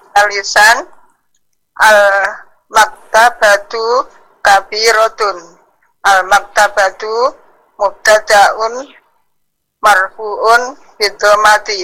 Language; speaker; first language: Arabic; non-native, learner; Indonesian